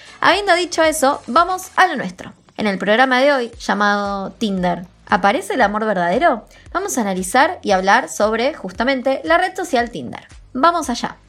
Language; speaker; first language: Spanish; native; Spanish